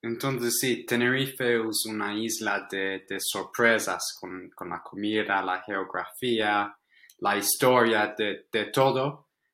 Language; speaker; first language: Spanish; non-native, fluent; English